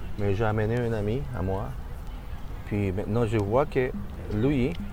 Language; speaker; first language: French; non-native, learner; Spanish